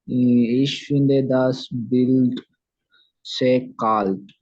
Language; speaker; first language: German; non-native, learner; Malayalam